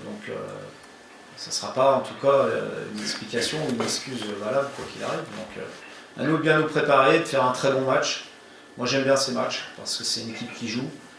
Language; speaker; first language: French; native; French